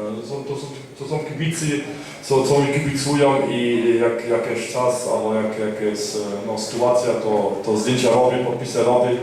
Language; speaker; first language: Polish; early bilingual, heritage; Polish